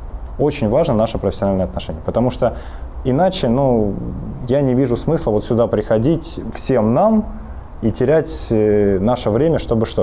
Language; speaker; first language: Russian; native; Russian